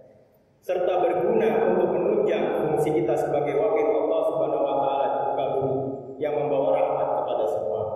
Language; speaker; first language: Indonesian; native; Indonesian